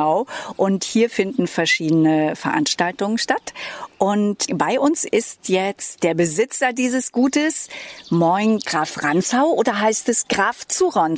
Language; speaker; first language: German; native; German